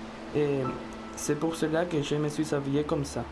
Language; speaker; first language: French; non-native, fluent; Spanish